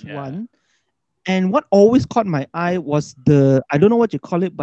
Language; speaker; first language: English; native; English